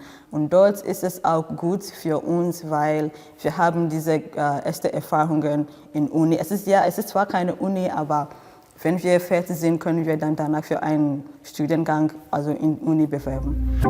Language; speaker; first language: German; non-native, fluent; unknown